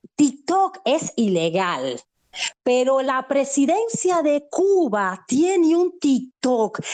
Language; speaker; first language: Spanish; native; Spanish